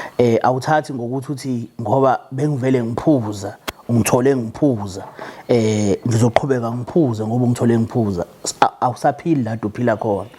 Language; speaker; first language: Zulu; native; Zulu